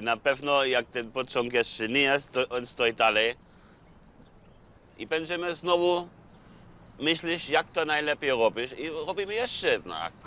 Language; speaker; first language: Polish; non-native, learner; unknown